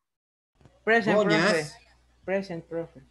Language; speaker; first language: English; non-native, learner; Spanish